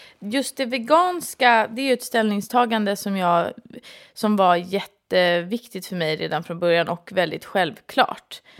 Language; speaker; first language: Swedish; native; Swedish